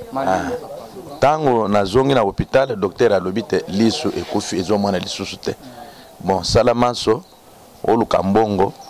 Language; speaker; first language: Lingala; native; Lingala